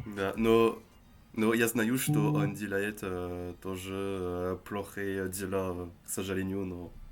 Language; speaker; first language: Russian; non-native, learner; French